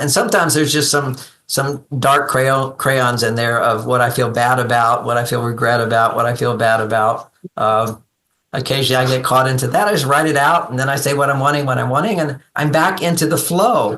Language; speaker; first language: English; native; English